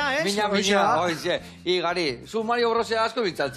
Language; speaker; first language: Basque; native; Basque